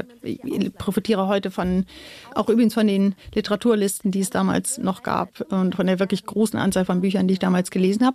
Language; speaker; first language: German; native; German